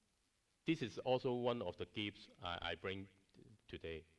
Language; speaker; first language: English; non-native, learner; Cantonese